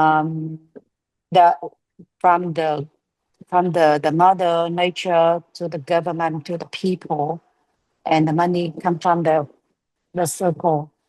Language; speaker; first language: English; non-native, learner; Vietnamese